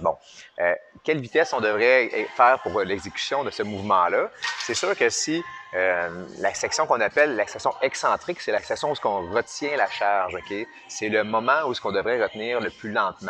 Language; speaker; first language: French; native; French